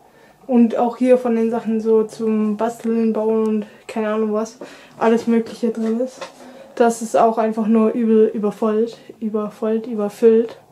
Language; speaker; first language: German; native; German